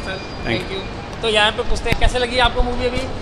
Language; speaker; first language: Hindi; native; Hindi